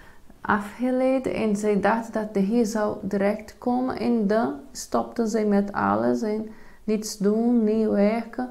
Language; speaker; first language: Dutch; non-native, fluent; Portuguese